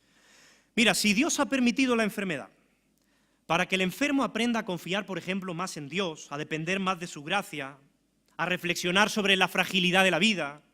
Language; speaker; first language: Spanish; native; Spanish